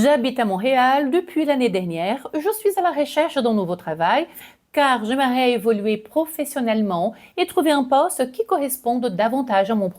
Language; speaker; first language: French; non-native, fluent; Portuguese